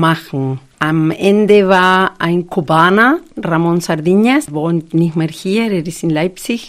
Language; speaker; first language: German; non-native, fluent; Spanish